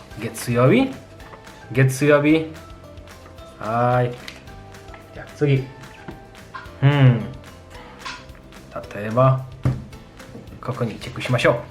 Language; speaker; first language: Japanese; non-native, fluent; Polish